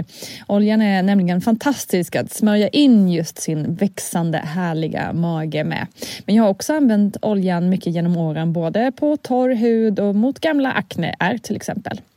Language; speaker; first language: Swedish; native; Swedish